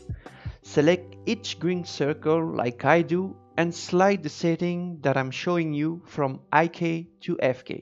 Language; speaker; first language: English; non-native, fluent; French